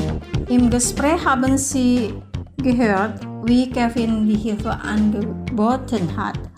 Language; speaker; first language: German; non-native, fluent; Indonesian